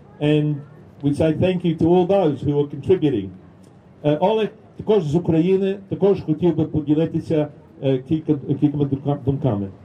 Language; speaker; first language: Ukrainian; early bilingual, heritage; Ukrainian